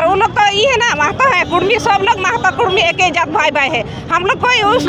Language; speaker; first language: Hindi; non-native, local second language; Santali